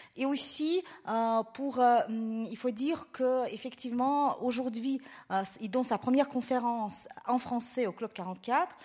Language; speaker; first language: French; non-native, fluent; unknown